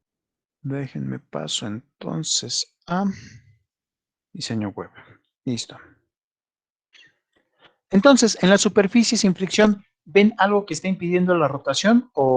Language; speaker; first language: Spanish; native; Spanish